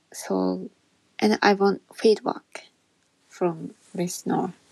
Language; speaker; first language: English; non-native, learner; Japanese